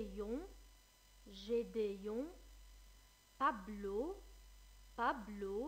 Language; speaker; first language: French; non-native, fluent; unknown